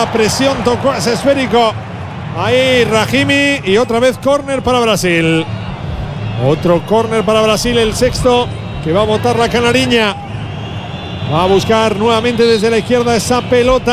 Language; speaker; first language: Spanish; native; Spanish